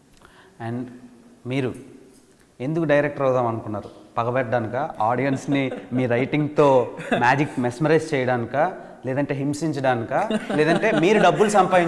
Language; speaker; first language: Telugu; native; Telugu